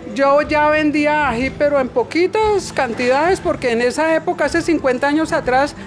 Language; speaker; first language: Spanish; native; Spanish